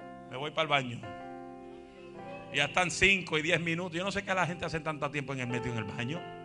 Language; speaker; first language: Spanish; native; Spanish